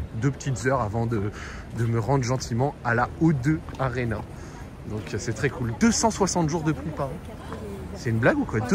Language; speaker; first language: French; native; French